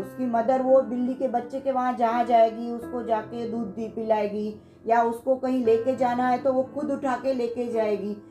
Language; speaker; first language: Hindi; non-native, local second language; Marathi